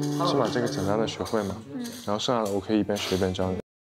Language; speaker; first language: Chinese; native; Chinese